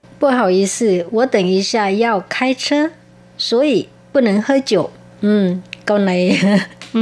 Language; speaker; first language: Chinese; non-native, fluent; Vietnamese